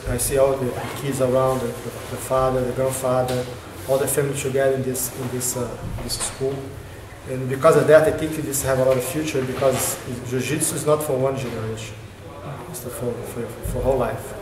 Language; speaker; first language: English; non-native, learner; Portuguese